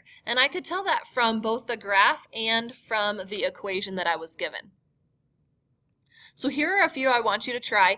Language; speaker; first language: English; native; English